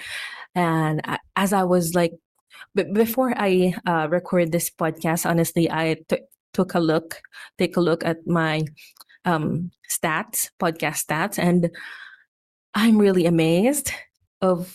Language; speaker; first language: English; non-native, local second language; Filipino